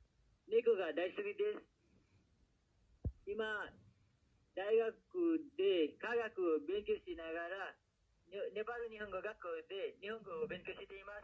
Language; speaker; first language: Japanese; non-native, learner; Nepali